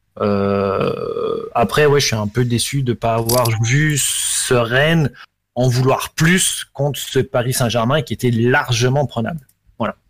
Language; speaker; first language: French; native; French